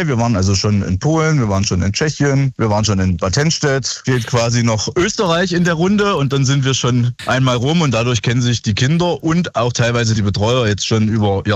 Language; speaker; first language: German; native; German